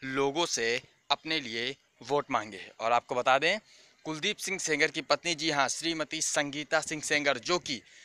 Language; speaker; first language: Hindi; native; Hindi